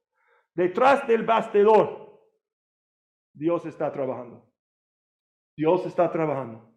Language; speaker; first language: Spanish; non-native, learner; English